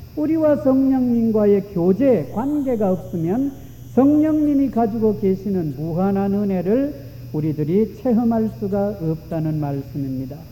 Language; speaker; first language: Korean; native; Korean